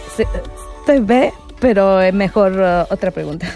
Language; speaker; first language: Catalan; non-native, learner; Spanish